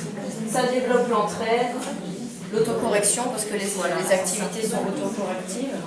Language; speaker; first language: French; native; French